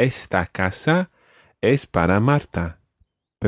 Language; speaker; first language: Spanish; non-native, fluent; English